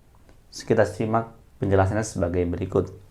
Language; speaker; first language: Indonesian; native; Indonesian